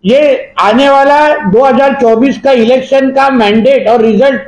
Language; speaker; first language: Hindi; non-native, local second language; Marathi